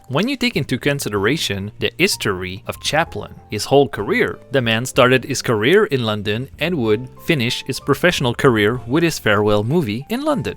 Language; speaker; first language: English; non-native, fluent; French